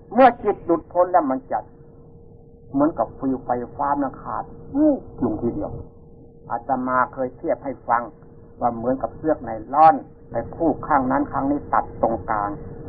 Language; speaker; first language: Thai; non-native, local second language; Northeastern Thai